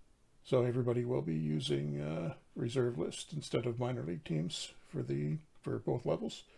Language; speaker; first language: English; native; English